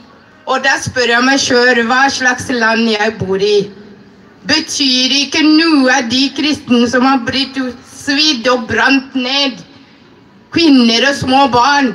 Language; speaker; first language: Norwegian; non-native, fluent; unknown